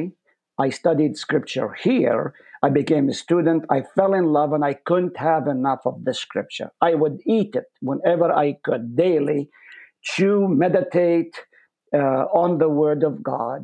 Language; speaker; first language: English; non-native, fluent; Hebrew